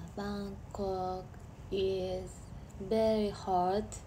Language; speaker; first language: English; non-native, learner; Japanese